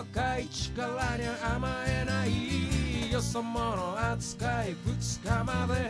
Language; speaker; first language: Japanese; native; Japanese